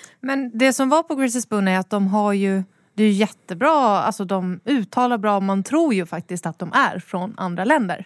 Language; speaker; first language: Swedish; native; Swedish